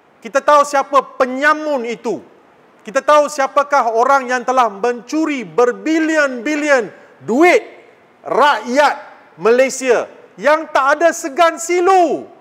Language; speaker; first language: Malay; non-native, local second language; Tamil